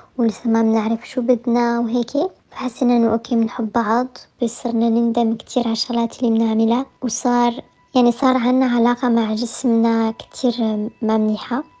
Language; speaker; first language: Arabic; early bilingual, heritage; French